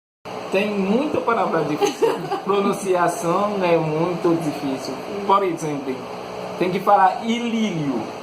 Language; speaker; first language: Portuguese; non-native, learner; Haitian Creole